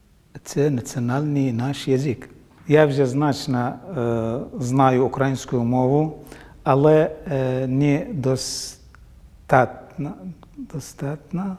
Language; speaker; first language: Ukrainian; non-native, learner; Arabic